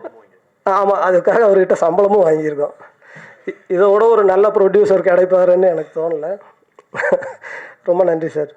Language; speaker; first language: Tamil; native; Tamil